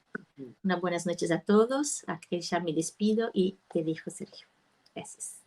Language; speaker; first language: Spanish; non-native, fluent; Portuguese